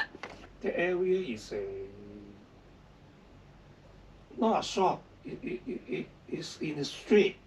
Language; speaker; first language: English; non-native, local second language; Cantonese